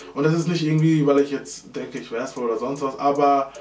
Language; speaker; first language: German; early bilingual, heritage; German